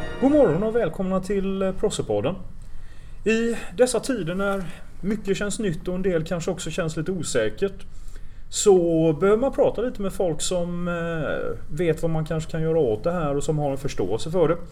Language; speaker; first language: Swedish; native; Swedish